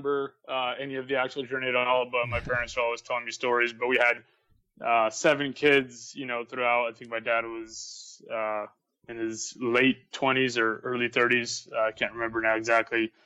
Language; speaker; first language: English; early bilingual, other home language; Russian